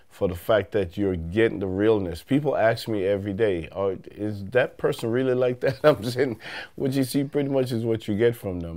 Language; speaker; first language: English; native; English